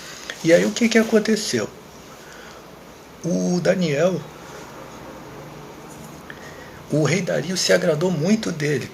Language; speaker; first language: Portuguese; native; Portuguese